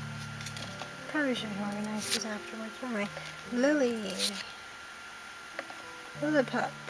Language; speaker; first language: English; native; English